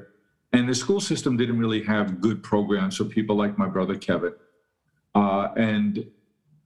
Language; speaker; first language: English; native; English